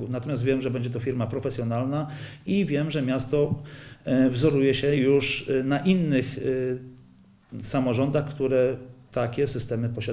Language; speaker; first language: Polish; native; Polish